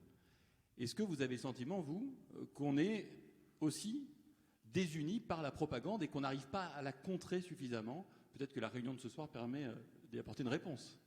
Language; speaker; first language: French; native; French